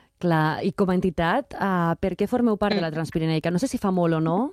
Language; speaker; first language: Catalan; native; Catalan